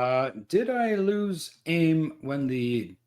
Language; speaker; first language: English; native; English